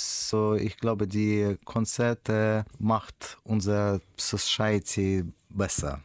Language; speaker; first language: German; non-native, learner; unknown